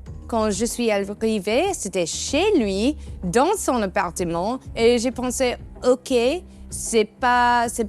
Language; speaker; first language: French; non-native, learner; English